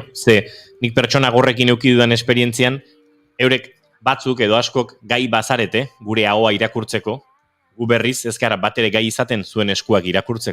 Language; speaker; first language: Basque; native; Basque